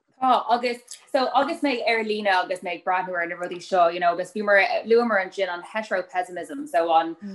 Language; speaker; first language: Irish; native; Irish